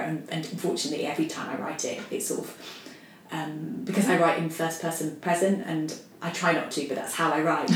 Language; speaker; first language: English; native; English